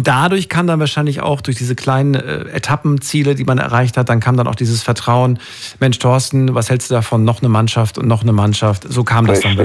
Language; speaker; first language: German; native; German